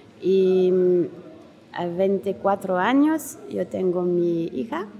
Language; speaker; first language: Spanish; non-native, learner; French